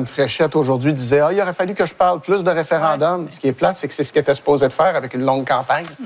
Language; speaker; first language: French; native; French